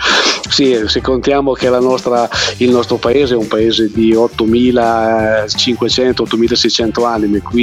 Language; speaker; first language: Italian; native; Italian